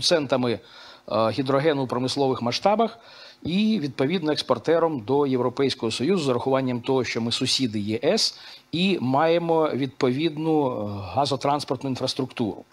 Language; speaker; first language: Ukrainian; native; Ukrainian